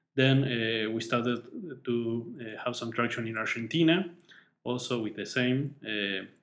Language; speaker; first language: English; non-native, fluent; Spanish